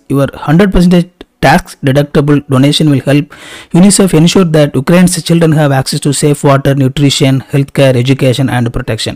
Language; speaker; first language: English; non-native, local second language; Tamil